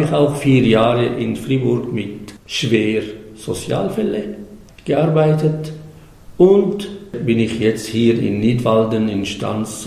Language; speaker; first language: German; non-native, fluent; Arabic